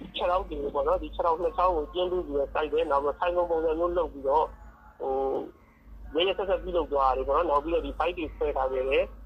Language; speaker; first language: Burmese; native; Burmese